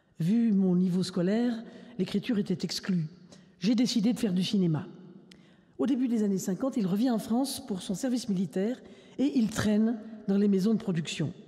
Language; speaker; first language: French; native; French